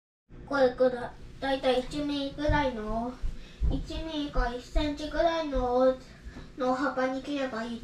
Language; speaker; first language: Japanese; early bilingual, other home language; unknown